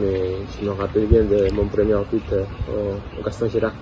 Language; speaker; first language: French; non-native, fluent; Spanish